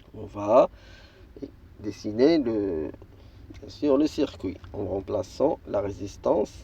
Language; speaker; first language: French; non-native, local second language; Arabic